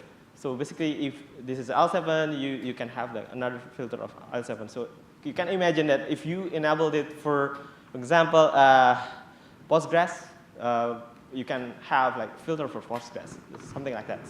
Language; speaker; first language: English; non-native, fluent; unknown